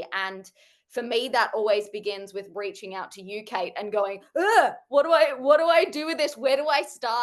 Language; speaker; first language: English; native; English